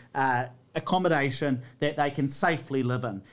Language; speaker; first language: English; native; English